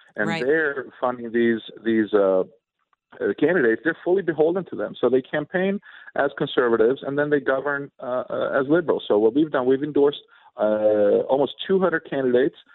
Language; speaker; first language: English; non-native, fluent; Swedish